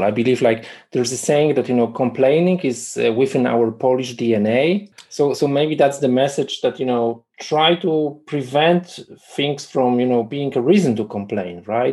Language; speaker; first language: English; non-native, fluent; Polish